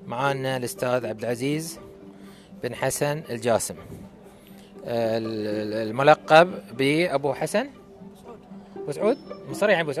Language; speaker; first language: Arabic; native; Arabic